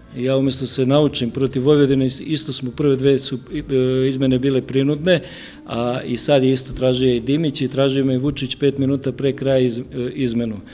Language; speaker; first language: Bosnian; native; Bosnian